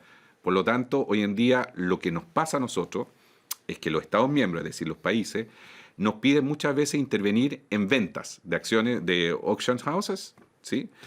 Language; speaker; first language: Spanish; native; Spanish